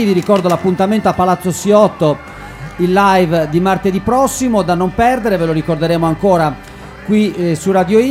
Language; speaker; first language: Italian; native; Italian